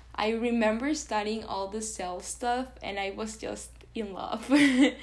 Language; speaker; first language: English; non-native, fluent; Spanish